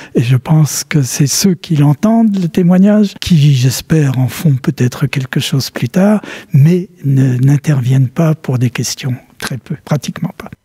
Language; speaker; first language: French; early bilingual, other home language; Polish